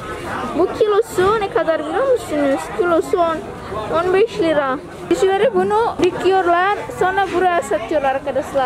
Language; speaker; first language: Turkish; non-native, learner; Javanese